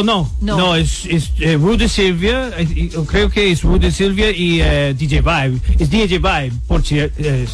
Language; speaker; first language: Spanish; non-native, learner; English